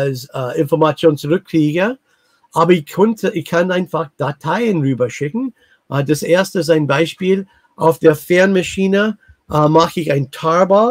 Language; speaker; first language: German; non-native, fluent; English